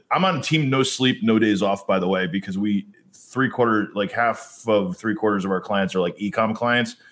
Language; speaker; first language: English; native; English